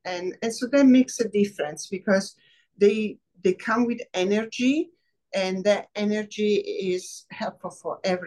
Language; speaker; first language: English; non-native, fluent; Italian